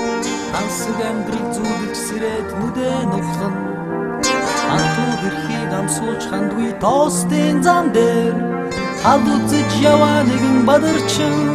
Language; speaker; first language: Mongolian; native; Mongolian